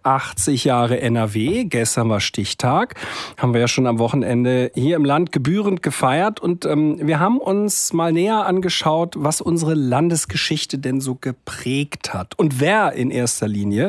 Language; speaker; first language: German; native; German